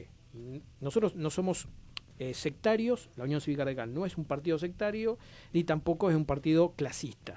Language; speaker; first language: Spanish; native; Spanish